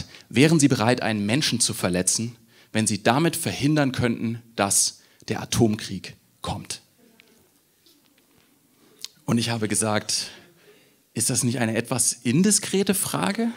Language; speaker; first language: German; native; German